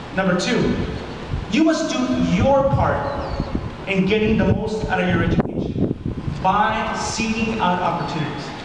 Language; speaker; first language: English; early bilingual, other home language; Spanish